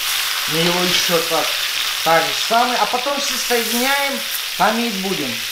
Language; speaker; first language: Russian; non-native, fluent; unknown